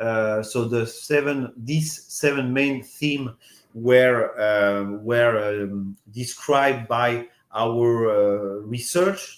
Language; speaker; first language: English; non-native, fluent; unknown